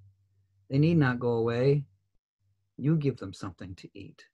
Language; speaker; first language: English; native; English